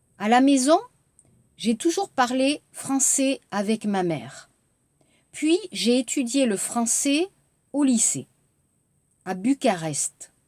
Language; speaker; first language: French; native; French